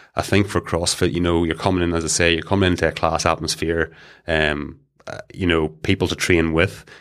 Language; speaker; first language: English; native; English